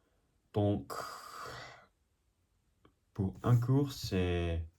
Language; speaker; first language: French; non-native, learner; English